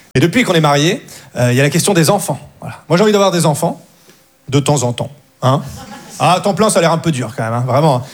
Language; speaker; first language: French; native; French